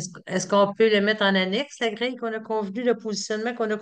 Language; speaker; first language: French; native; French